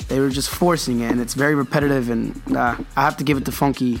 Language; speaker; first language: English; early bilingual, other home language; Spanish